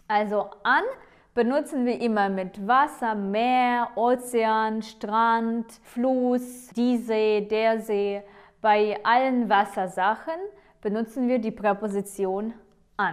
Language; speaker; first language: German; non-native, fluent; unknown